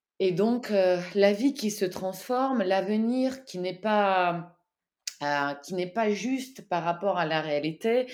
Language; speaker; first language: French; non-native, fluent; Ukrainian